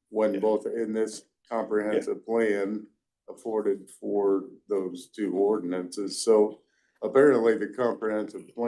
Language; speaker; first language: English; native; English